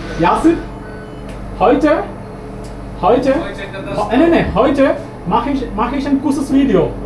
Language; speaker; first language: German; non-native, learner; Malayalam